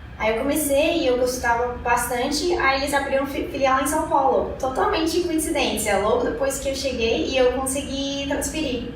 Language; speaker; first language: Portuguese; non-native, fluent; English